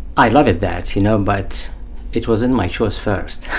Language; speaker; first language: English; non-native, learner; Arabic